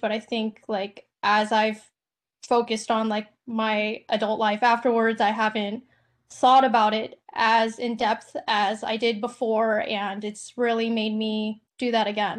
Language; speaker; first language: English; native; English